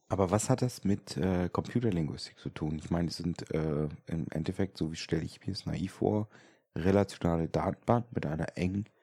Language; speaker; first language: German; native; German